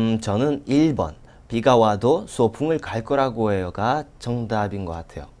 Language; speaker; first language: Korean; non-native, fluent; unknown